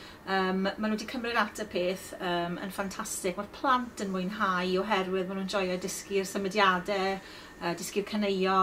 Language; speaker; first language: Welsh; native; Welsh